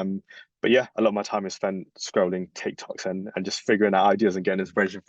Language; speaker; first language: English; native; English